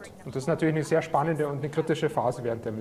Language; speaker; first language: German; native; German